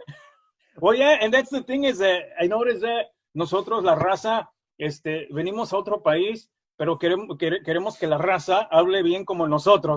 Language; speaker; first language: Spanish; early bilingual, heritage; Spanish